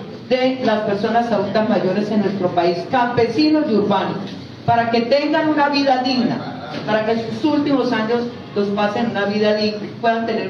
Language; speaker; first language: Spanish; native; Spanish